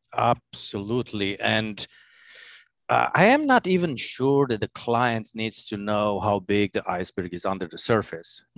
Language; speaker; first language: English; non-native, fluent; Romanian